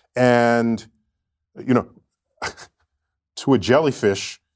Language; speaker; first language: English; native; English